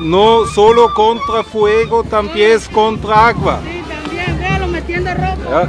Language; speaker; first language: Spanish; non-native, learner; German